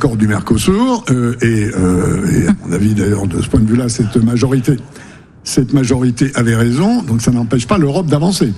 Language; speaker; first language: French; native; French